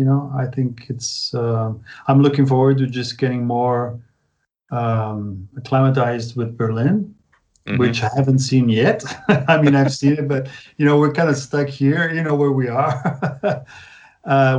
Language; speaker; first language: English; non-native, fluent; Italian